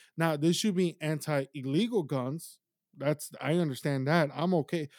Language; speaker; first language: English; native; English